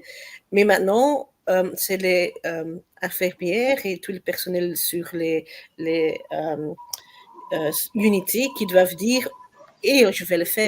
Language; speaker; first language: French; non-native, learner; Dutch